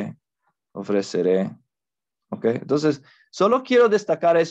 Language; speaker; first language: Spanish; non-native, fluent; English